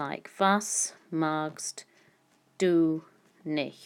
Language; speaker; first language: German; non-native, fluent; English